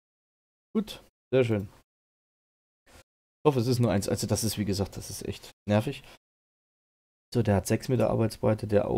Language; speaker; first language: German; native; German